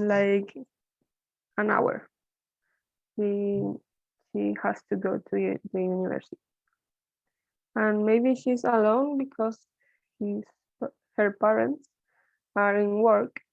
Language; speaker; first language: English; non-native, learner; Spanish